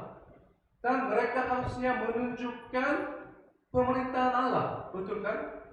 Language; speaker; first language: Indonesian; non-native, fluent; Korean